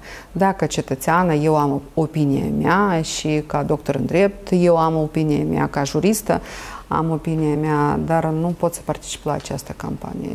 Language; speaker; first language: Romanian; non-native, local second language; Russian